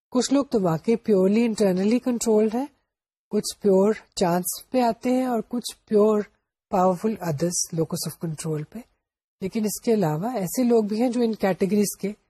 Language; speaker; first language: Urdu; native; Urdu